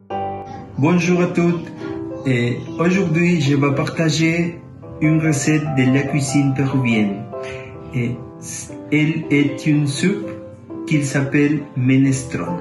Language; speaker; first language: French; non-native, learner; Spanish